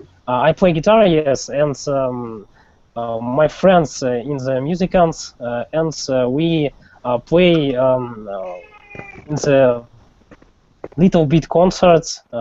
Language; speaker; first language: English; non-native, learner; Russian